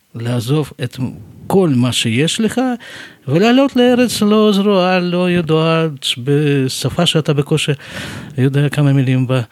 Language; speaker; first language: Hebrew; non-native, fluent; Uzbek